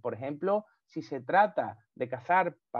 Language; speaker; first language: Spanish; native; Spanish